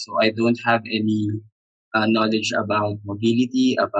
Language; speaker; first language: English; non-native, local second language; Filipino